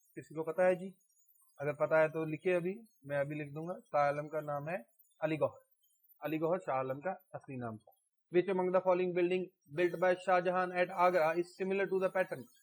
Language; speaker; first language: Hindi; non-native, local second language; Punjabi